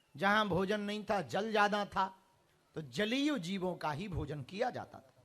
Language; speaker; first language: Hindi; native; Hindi